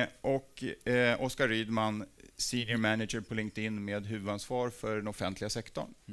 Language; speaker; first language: Swedish; native; Swedish